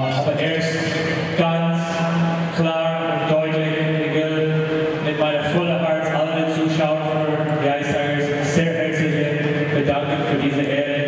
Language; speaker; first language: German; non-native, learner; English